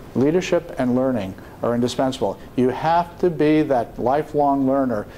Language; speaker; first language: English; native; English